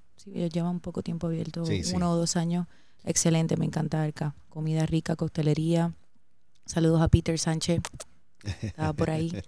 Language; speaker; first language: Spanish; native; Spanish